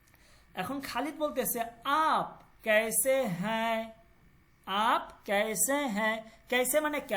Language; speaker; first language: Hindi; non-native, fluent; Bangla